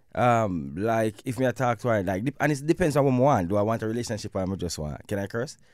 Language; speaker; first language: English; non-native, local second language; Jamaican Creole English